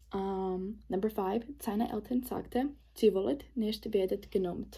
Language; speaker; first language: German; non-native, learner; English